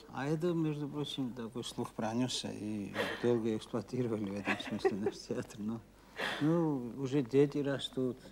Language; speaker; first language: Russian; non-native, local second language; Georgian